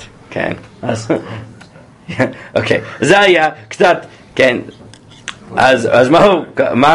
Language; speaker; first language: Hebrew; non-native, fluent; English